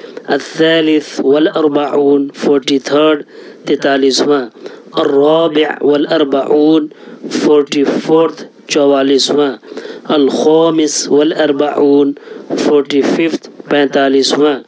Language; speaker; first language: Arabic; non-native, fluent; Urdu